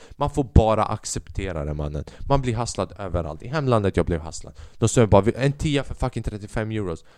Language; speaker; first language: Swedish; early bilingual, other home language; Albanian